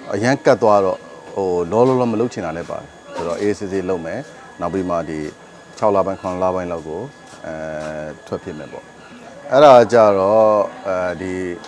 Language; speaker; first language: Burmese; non-native, local second language; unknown